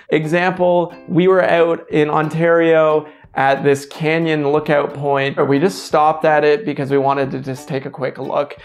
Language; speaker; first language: English; native; English